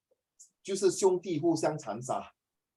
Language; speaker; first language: Chinese; native; Chinese